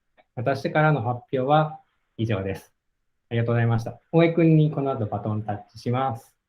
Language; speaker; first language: Japanese; native; Japanese